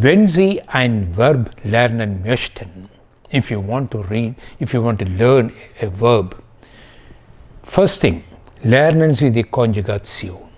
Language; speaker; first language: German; non-native, fluent; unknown